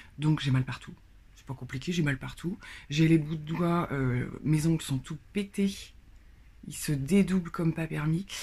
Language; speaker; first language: French; native; French